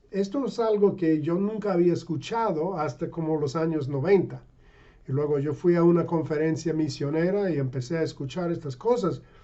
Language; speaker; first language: Spanish; non-native, fluent; English